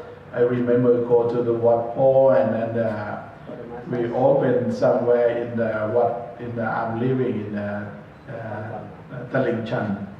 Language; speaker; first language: English; non-native, learner; Thai